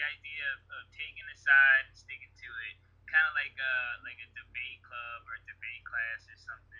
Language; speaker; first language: English; native; English